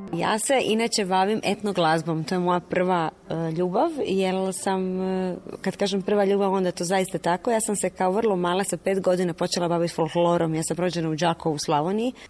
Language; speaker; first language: Croatian; native; Croatian